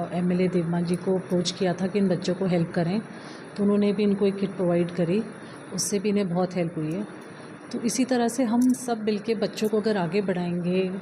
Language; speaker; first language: Hindi; non-native, local second language; Punjabi